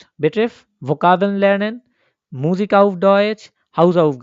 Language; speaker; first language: German; non-native, fluent; Bangla